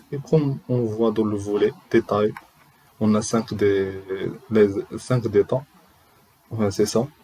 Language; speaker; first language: French; non-native, learner; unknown